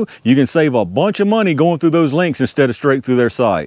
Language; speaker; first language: English; native; English